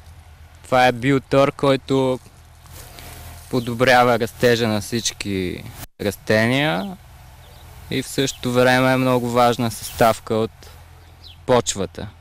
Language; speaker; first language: Bulgarian; native; Bulgarian